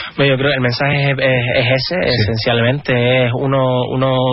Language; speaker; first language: Spanish; native; Spanish